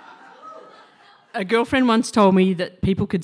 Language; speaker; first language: English; native; English